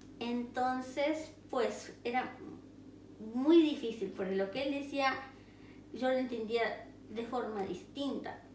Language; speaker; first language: Spanish; native; Spanish